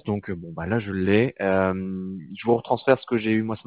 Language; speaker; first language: French; native; French